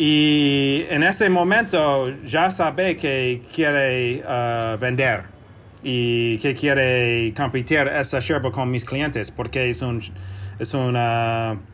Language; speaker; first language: Spanish; non-native, learner; English